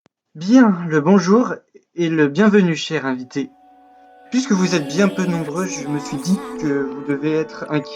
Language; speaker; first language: French; native; French